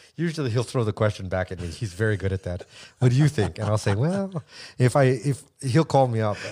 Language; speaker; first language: English; native; English